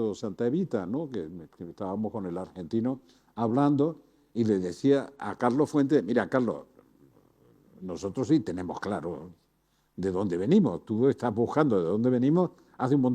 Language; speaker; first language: Spanish; native; Spanish